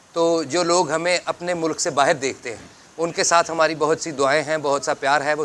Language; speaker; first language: Urdu; non-native, local second language; Punjabi